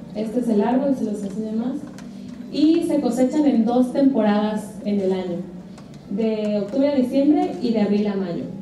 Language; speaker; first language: Spanish; native; Spanish